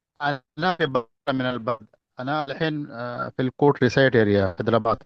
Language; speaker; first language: Arabic; non-native, learner; Urdu